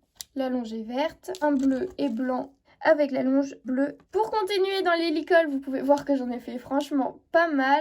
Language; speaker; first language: French; native; French